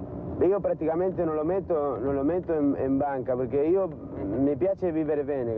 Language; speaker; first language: Italian; non-native, learner; Spanish